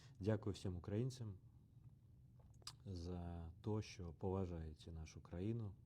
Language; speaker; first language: Ukrainian; non-native, learner; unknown